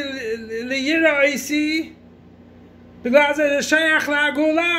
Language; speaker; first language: Hebrew; non-native, fluent; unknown